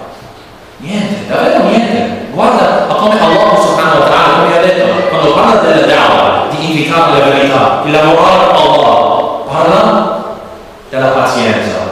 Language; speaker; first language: Italian; non-native, learner; English